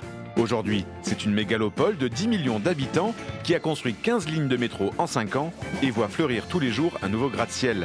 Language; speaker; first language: French; native; French